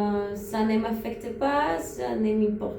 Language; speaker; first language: French; non-native, learner; Spanish